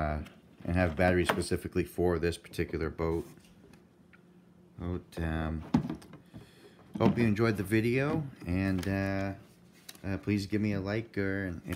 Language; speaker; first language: English; native; English